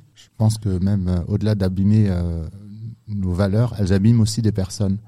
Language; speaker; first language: French; native; French